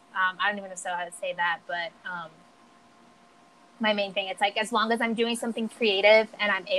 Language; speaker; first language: English; non-native, fluent; Portuguese